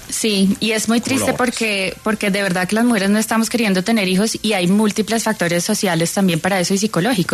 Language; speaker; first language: Spanish; native; Spanish